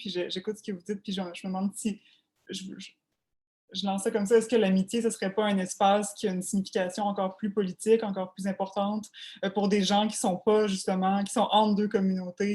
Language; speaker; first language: French; native; French